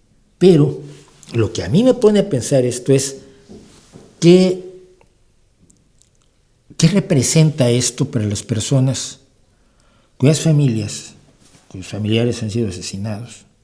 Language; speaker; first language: Spanish; native; Spanish